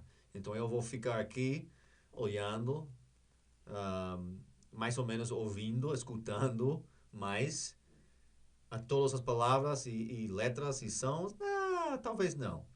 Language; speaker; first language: Portuguese; non-native, learner; English